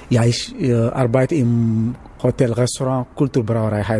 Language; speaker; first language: German; non-native, learner; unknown